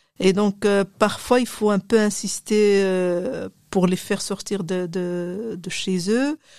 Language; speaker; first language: French; non-native, local second language; Arabic